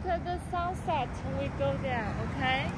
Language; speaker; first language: English; non-native, learner; Chinese